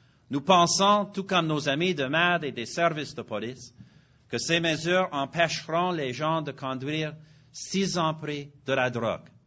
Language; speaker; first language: French; non-native, fluent; English